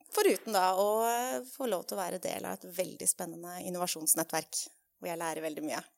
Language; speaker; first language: Norwegian; native; Norwegian